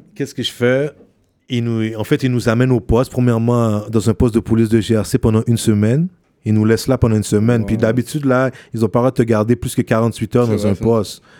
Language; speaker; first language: French; native; French